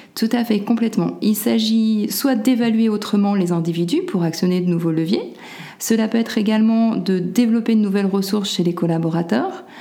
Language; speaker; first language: French; native; French